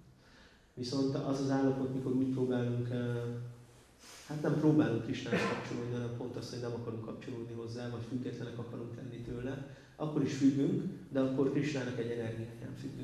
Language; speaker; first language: Hungarian; native; Hungarian